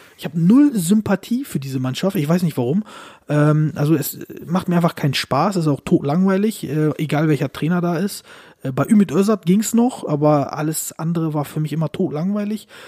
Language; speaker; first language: German; early bilingual, other home language; Turkish